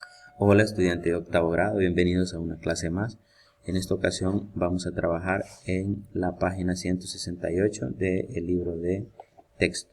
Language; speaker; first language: Spanish; native; Spanish